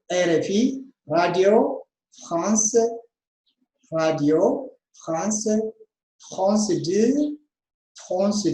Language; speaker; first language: French; non-native, fluent; Amharic